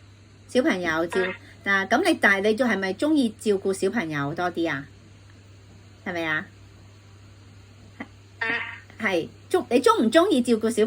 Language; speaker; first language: Cantonese; native; Cantonese